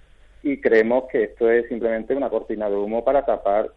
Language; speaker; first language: Spanish; native; Spanish